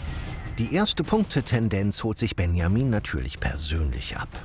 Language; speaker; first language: German; native; German